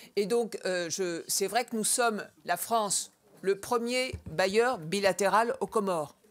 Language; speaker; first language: French; native; French